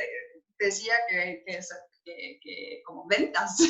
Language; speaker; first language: Spanish; non-native, learner; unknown